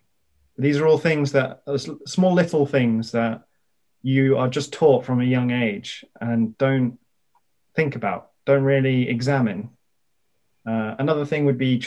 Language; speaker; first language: English; native; English